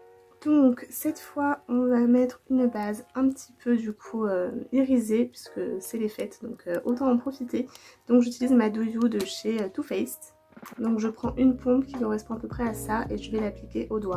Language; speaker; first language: French; native; French